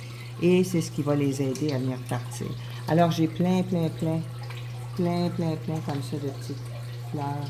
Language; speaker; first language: French; native; French